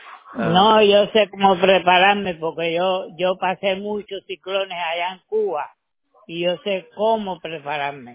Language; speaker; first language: Spanish; native; Spanish